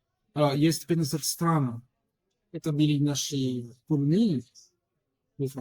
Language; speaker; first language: Russian; non-native, learner; French